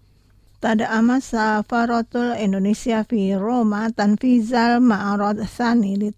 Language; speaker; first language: Arabic; non-native, fluent; Indonesian